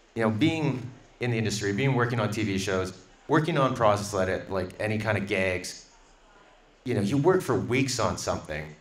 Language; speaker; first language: English; native; English